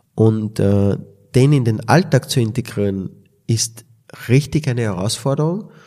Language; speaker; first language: German; native; German